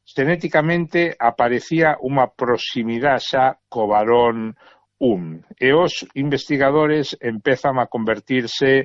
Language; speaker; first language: Galician; native; Galician